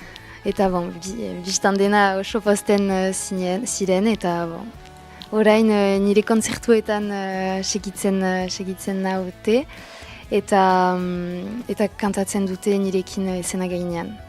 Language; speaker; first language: Basque; non-native, local second language; French